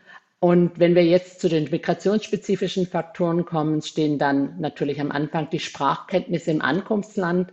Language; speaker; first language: German; native; German